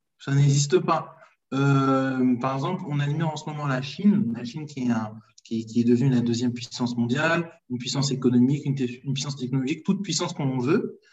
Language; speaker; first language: French; early bilingual, other home language; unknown